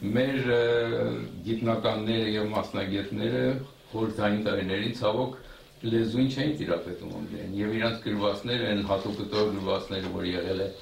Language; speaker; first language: Armenian; early bilingual, heritage; Armenian